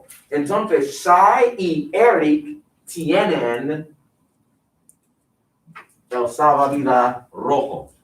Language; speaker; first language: Spanish; non-native, fluent; English